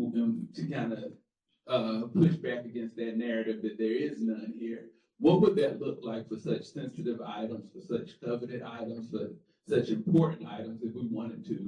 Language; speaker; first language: English; native; English